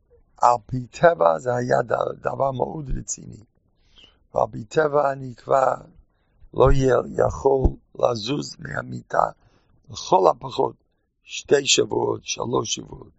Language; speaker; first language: Hebrew; non-native, fluent; English